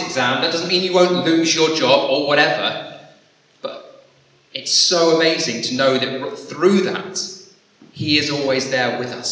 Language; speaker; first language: English; native; English